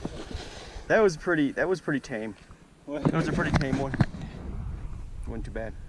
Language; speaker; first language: English; native; English